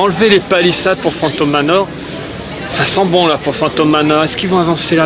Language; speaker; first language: French; native; French